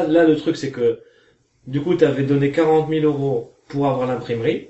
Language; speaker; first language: French; native; French